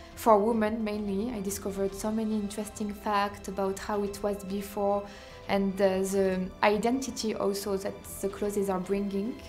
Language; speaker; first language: English; non-native, fluent; French